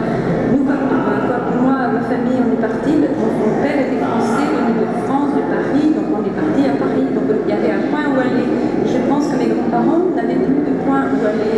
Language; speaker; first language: French; early bilingual, heritage; French